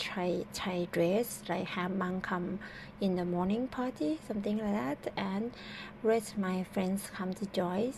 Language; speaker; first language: English; non-native, learner; Thai